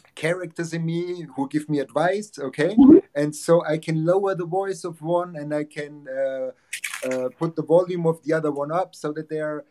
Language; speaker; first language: English; non-native, fluent; German